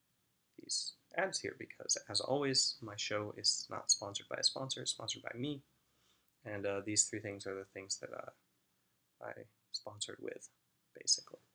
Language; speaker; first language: English; native; English